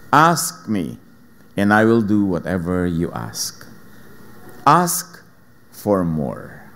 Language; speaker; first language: English; non-native, local second language; Filipino